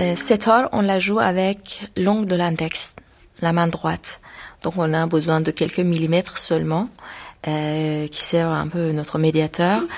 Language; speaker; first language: French; non-native, fluent; Arabic